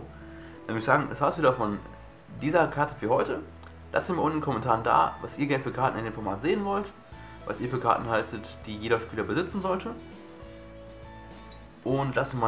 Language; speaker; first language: German; native; German